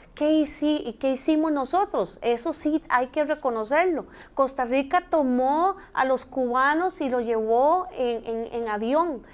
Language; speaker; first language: Spanish; native; Spanish